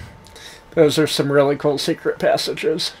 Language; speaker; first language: English; native; English